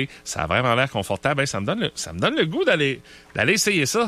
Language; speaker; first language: French; native; French